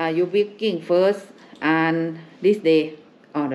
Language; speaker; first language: English; non-native, learner; Thai